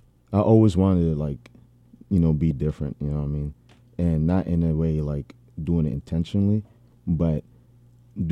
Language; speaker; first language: English; native; English